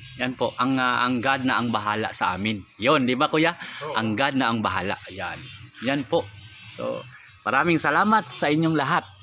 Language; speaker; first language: Filipino; non-native, local second language; Cebuano